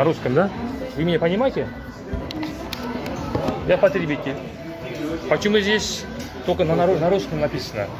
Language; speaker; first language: Russian; non-native, local second language; Kazakh